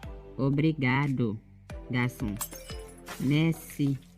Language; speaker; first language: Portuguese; non-native, learner; Haitian Creole